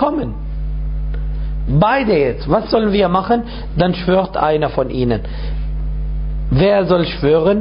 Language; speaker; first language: German; non-native, fluent; Arabic